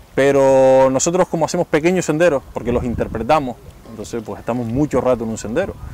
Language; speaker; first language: Spanish; native; Spanish